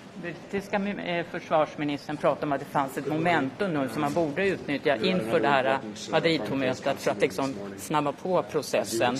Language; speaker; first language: Swedish; native; Swedish